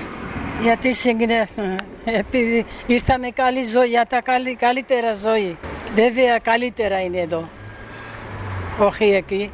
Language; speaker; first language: Greek; early bilingual, heritage; Greek